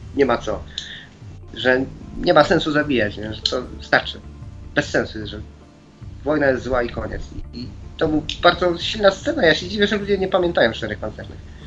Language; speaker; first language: Polish; native; Polish